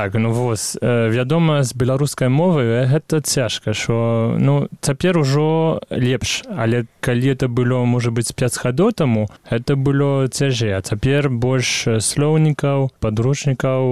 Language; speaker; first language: Belarusian; non-native, fluent; French